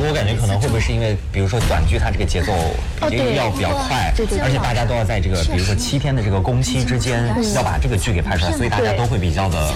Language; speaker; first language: Chinese; native; Chinese